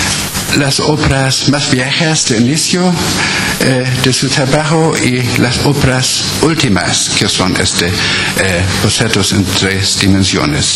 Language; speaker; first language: Spanish; non-native, learner; German